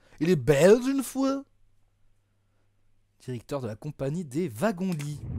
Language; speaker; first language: French; native; French